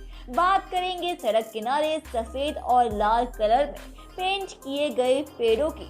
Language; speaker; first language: Hindi; native; Hindi